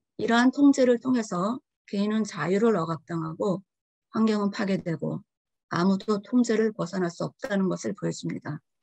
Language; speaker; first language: Korean; early bilingual, heritage; Korean